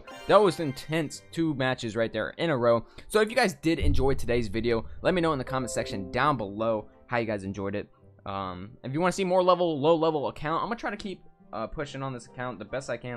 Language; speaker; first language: English; native; English